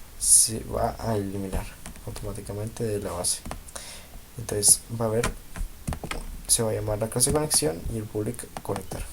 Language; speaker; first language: Spanish; native; Spanish